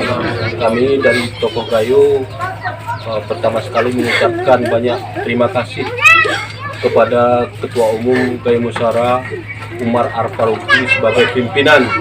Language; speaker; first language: Indonesian; non-native, local second language; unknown